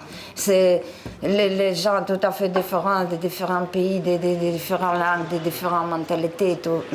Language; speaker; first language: French; non-native, fluent; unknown